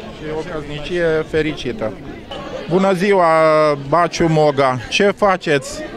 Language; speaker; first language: Romanian; native; Romanian